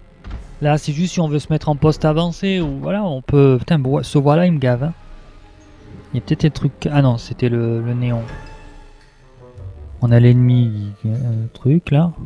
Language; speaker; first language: French; native; French